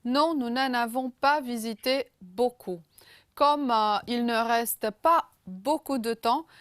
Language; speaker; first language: French; non-native, fluent; Romanian